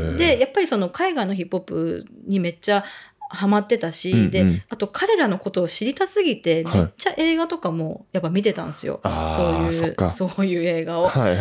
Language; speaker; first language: Japanese; native; Japanese